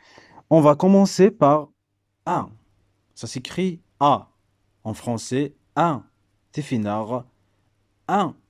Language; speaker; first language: French; non-native, local second language; Berber languages